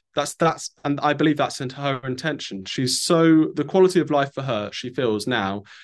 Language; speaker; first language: English; native; English